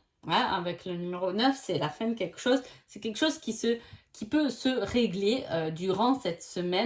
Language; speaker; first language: French; native; French